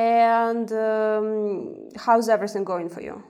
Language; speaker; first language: English; non-native, fluent; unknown